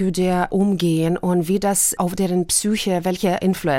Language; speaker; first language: German; non-native, fluent; Ukrainian